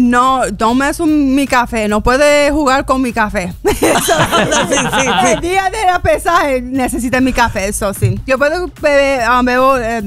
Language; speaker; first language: Spanish; early bilingual, heritage; English